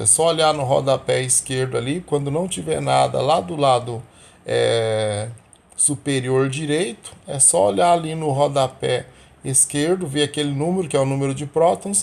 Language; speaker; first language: Portuguese; native; Portuguese